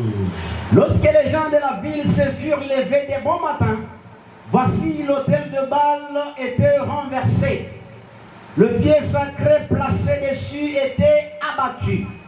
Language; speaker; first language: French; non-native, local second language; Lingala